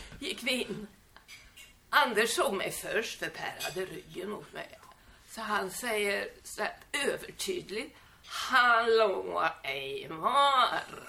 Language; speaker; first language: Swedish; native; Swedish